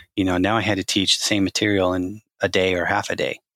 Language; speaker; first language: English; native; English